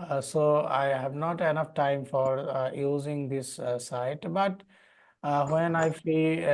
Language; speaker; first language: English; non-native, learner; Bangla